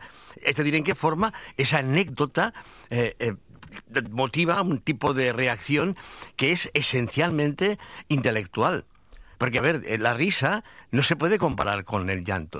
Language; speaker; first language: Spanish; native; Spanish